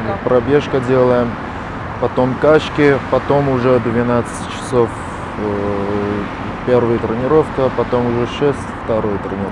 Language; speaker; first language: Russian; non-native, fluent; Armenian